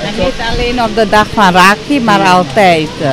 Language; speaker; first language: Dutch; non-native, local second language; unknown